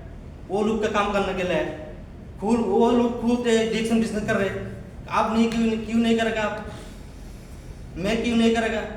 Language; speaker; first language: Hindi; non-native, fluent; Bangla